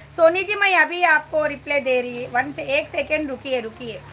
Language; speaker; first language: Hindi; non-native, local second language; Telugu